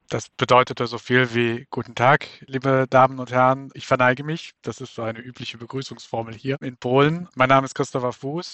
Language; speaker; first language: German; native; German